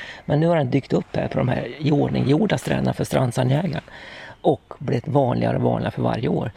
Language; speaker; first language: Swedish; native; Swedish